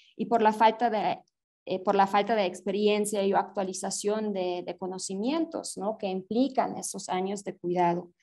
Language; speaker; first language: Spanish; non-native, fluent; German